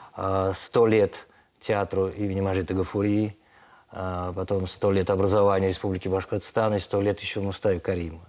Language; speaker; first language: Russian; non-native, local second language; Tatar